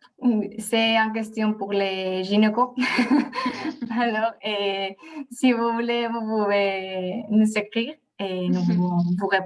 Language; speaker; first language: French; non-native, fluent; Spanish